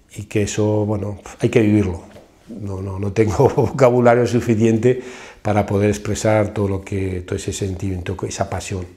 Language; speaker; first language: Spanish; native; Spanish